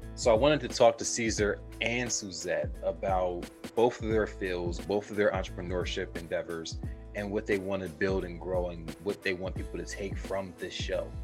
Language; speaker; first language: English; native; English